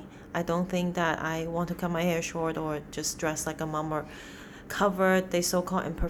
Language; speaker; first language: English; non-native, local second language; Cantonese